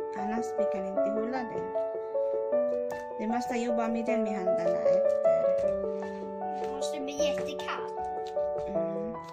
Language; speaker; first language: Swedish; non-native, learner; Filipino